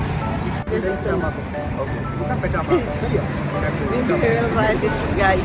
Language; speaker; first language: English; non-native, local second language; Filipino